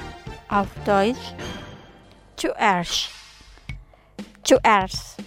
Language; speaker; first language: German; non-native, fluent; Indonesian